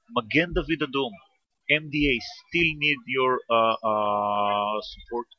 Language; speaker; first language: English; non-native, fluent; Hebrew